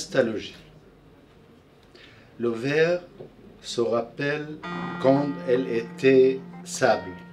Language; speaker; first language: French; non-native, learner; Arabic